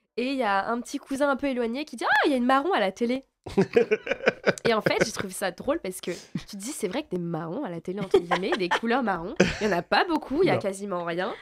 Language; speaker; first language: French; native; French